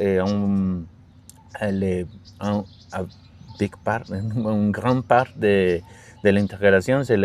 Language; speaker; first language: French; non-native, learner; Spanish